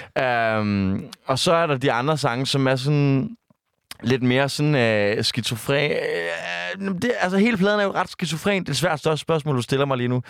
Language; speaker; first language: Danish; native; Danish